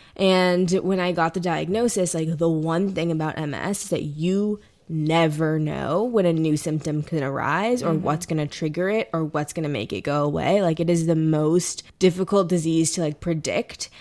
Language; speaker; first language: English; native; English